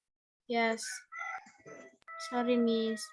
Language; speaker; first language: English; non-native, learner; Indonesian